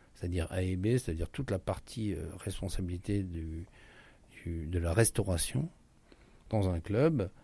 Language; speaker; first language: French; native; French